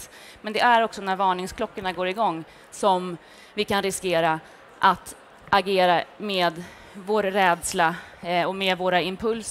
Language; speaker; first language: Swedish; native; Swedish